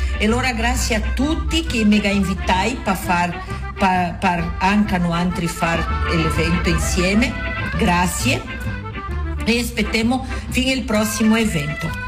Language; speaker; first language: Italian; early bilingual, heritage; Venetian